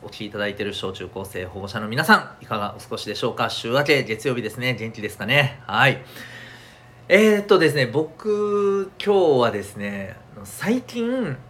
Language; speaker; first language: Japanese; native; Japanese